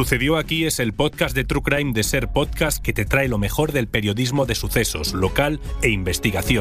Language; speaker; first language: Spanish; native; Spanish